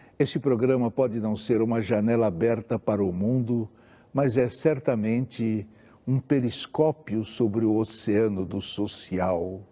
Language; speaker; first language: Portuguese; native; Portuguese